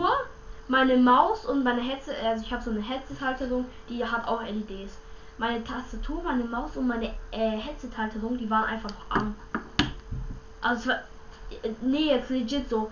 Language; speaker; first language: German; native; German